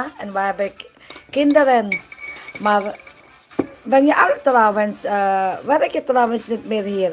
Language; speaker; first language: Dutch; non-native, learner; Filipino